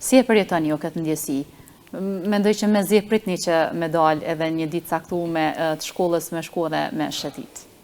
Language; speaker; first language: Albanian; native; Albanian